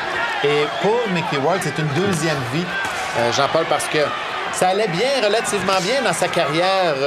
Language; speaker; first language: French; native; French